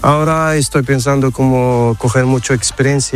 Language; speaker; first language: Spanish; non-native, learner; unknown